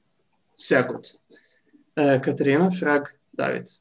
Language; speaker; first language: German; non-native, fluent; Serbian